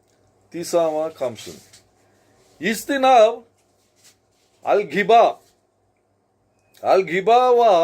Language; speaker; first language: Arabic; non-native, learner; Telugu